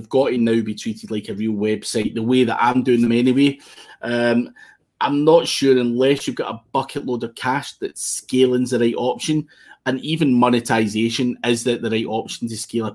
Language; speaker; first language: English; native; English